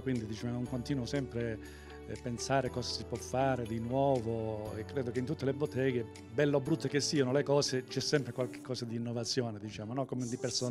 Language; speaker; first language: Italian; native; Italian